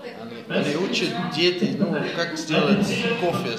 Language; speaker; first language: Russian; non-native, fluent; Dutch